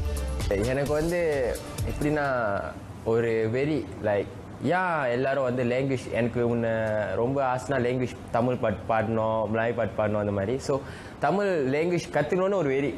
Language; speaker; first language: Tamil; non-native, local second language; Malay